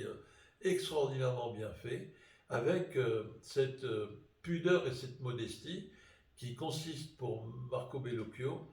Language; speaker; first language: French; native; French